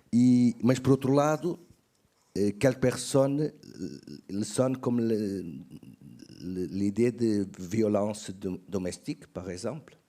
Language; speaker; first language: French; non-native, learner; Portuguese